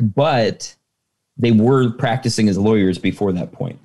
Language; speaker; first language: English; native; English